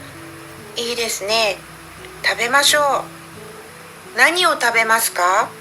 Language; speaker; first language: Japanese; non-native, learner; Indonesian